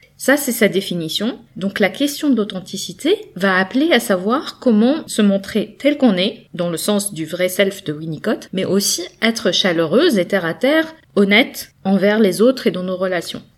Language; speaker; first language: French; native; French